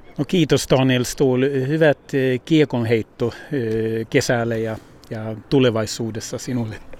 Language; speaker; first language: Finnish; early bilingual, heritage; Finnish